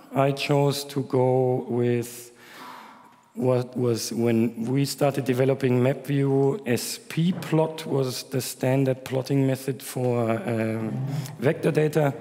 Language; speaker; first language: English; non-native, fluent; German